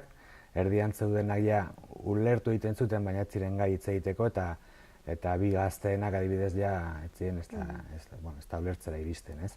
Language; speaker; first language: Basque; non-native, local second language; Spanish